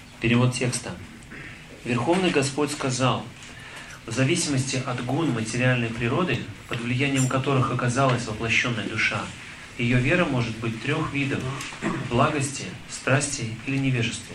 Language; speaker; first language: Russian; native; Russian